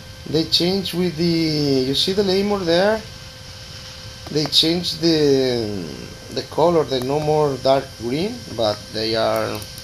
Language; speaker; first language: English; non-native, fluent; Italian